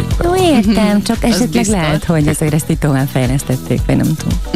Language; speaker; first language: Hungarian; native; Hungarian